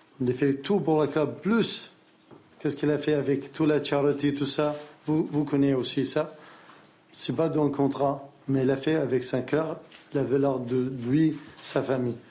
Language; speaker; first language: French; non-native, learner; Arabic